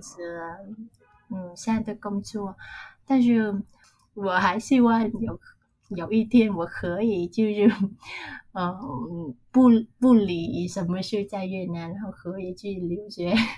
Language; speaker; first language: Chinese; non-native, learner; Vietnamese